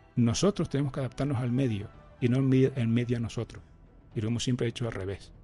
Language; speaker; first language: Spanish; native; Spanish